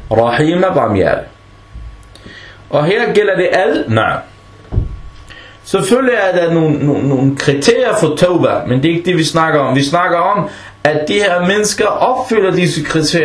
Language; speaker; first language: Danish; early bilingual, other home language; Arabic